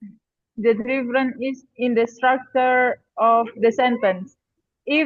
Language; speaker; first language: English; non-native, learner; Indonesian